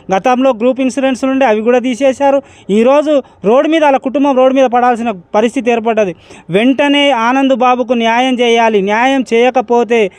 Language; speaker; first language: Telugu; native; Telugu